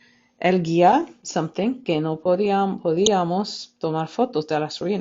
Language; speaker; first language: Spanish; non-native, fluent; English